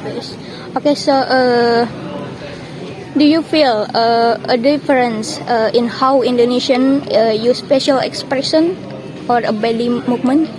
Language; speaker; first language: English; non-native, learner; Indonesian